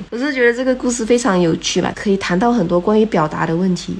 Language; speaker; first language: Chinese; non-native, local second language; Min Nan Chinese